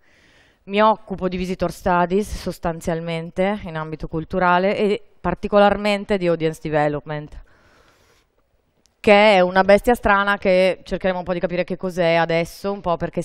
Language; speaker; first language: Italian; native; Italian